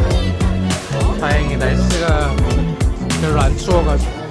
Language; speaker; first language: Korean; native; Korean